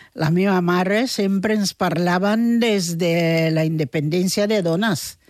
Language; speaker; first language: Catalan; early bilingual, other home language; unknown